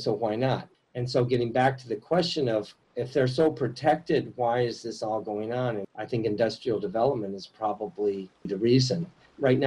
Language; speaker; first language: English; native; English